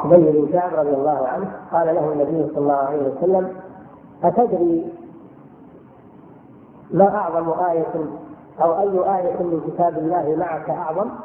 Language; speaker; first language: Arabic; native; Arabic